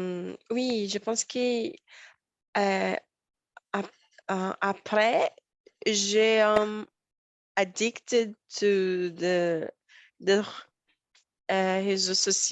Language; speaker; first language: French; non-native, learner; Portuguese